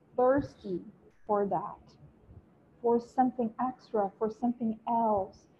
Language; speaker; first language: English; non-native, fluent; Portuguese